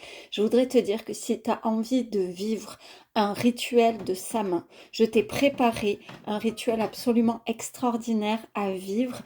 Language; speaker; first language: French; native; French